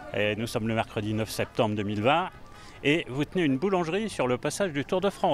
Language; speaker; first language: French; native; French